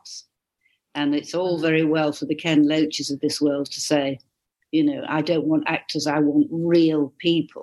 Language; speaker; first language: English; native; English